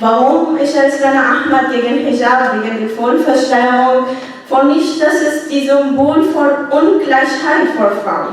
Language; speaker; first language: German; non-native, learner; Arabic